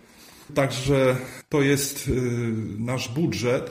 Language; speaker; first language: Polish; native; Polish